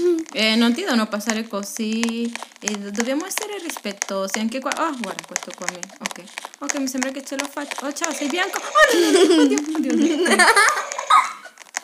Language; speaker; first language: Italian; non-native, fluent; Spanish